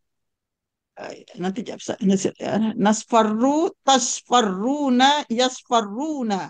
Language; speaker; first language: Arabic; non-native, learner; Indonesian